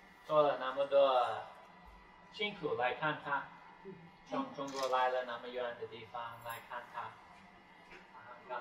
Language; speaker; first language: Chinese; non-native, fluent; English